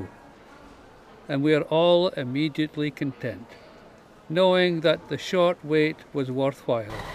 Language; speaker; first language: English; native; English